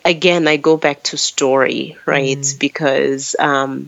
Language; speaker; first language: English; non-native, local second language; Tswana